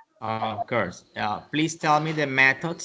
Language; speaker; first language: English; non-native, learner; Spanish